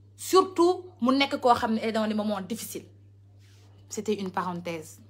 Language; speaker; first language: French; non-native, local second language; Wolof